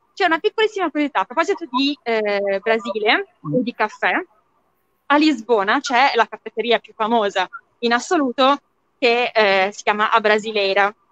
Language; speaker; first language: Italian; native; Italian